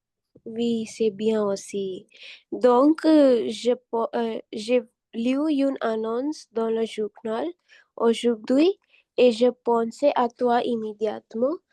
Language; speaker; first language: French; non-native, learner; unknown